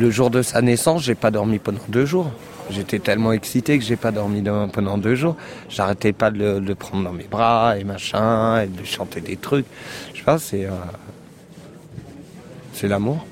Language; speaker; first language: French; native; French